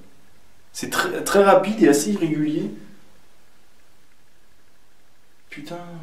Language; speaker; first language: French; native; French